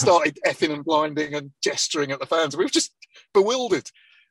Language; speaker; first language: English; native; English